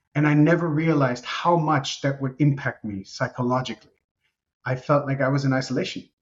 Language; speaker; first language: English; non-native, fluent; Romanian